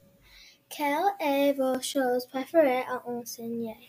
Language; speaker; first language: French; non-native, learner; English